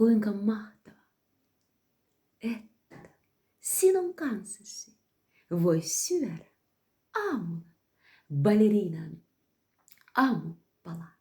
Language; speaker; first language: Finnish; non-native, fluent; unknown